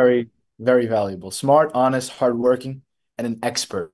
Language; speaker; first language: English; early bilingual, other home language; Russian